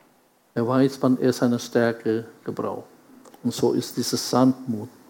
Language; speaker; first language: German; non-native, fluent; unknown